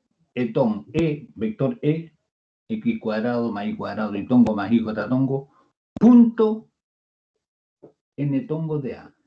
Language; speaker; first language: Spanish; native; Spanish